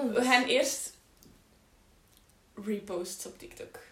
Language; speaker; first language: Dutch; native; Dutch